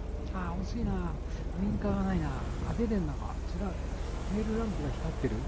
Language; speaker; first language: Japanese; native; Japanese